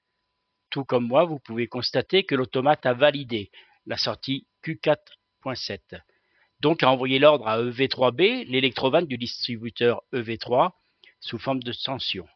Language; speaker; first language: French; native; French